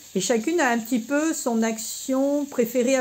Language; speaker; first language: French; native; French